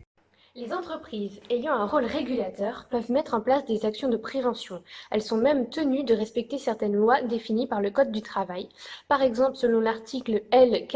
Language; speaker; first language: French; native; French